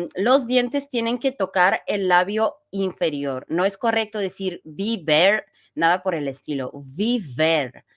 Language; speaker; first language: Spanish; non-native, fluent; Bulgarian